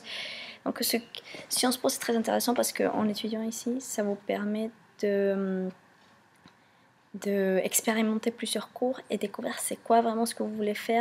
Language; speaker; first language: French; non-native, fluent; Spanish